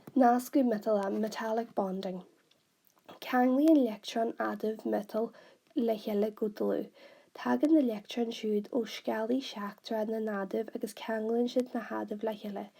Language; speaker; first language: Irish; non-native, local second language; English